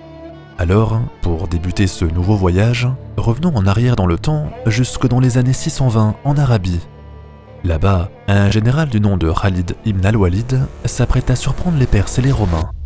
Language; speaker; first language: French; native; French